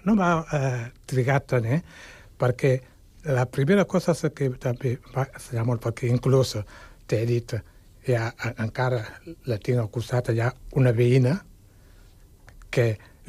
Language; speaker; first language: Catalan; non-native, fluent; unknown